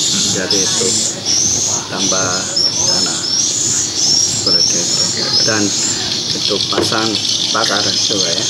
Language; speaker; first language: Indonesian; non-native, learner; Korean